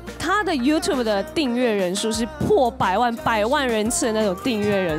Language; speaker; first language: Chinese; native; Chinese